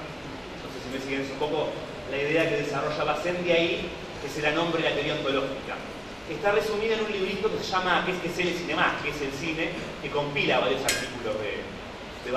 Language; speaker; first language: Spanish; native; Spanish